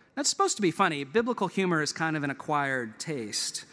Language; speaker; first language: English; native; English